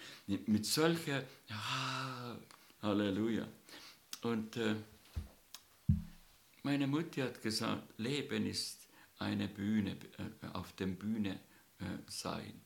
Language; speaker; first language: German; non-native, fluent; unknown